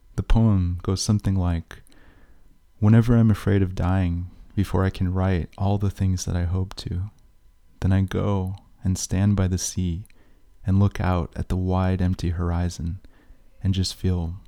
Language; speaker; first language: English; native; English